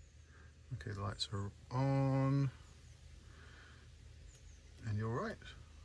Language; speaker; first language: English; native; English